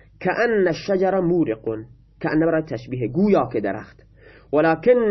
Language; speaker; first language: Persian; non-native, local second language; Baluchi